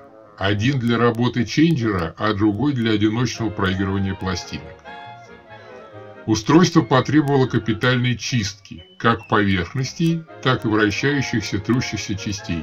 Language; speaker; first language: Russian; native; Russian